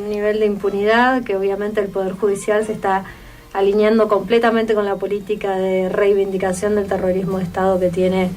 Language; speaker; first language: Spanish; native; Spanish